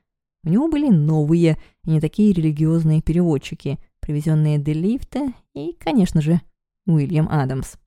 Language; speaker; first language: Russian; native; Russian